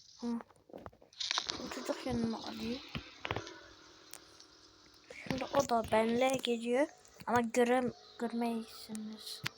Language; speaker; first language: Turkish; early bilingual, heritage; Turkish